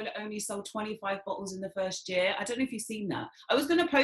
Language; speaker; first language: English; native; English